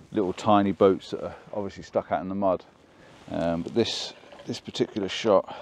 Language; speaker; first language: English; native; English